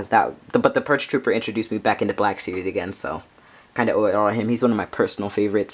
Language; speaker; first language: English; native; English